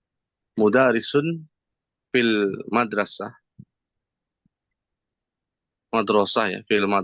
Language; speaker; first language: Arabic; non-native, learner; Indonesian